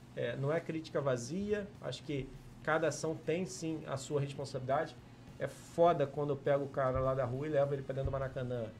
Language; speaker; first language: Portuguese; native; Portuguese